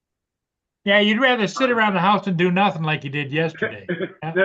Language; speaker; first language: English; native; English